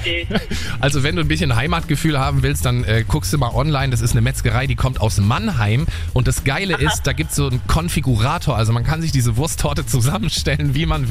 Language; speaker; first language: German; native; German